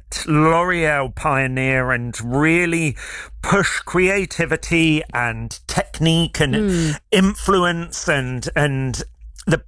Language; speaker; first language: English; native; English